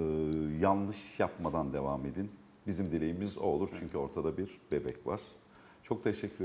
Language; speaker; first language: Turkish; native; Turkish